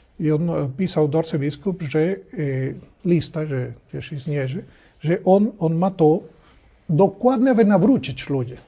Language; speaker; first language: Polish; non-native, learner; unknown